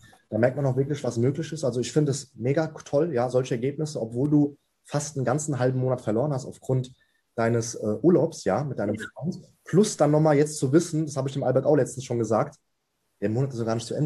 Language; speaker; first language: German; native; German